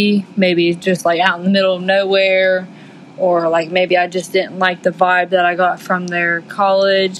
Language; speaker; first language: English; native; English